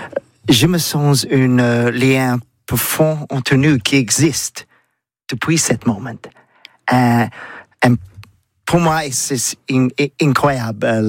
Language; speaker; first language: French; non-native, learner; English